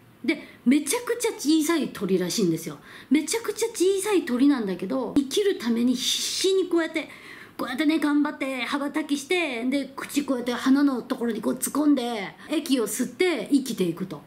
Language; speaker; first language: Japanese; non-native, fluent; Korean